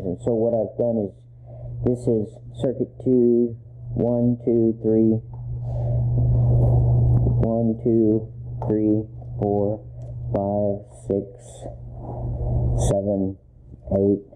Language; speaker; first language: English; native; English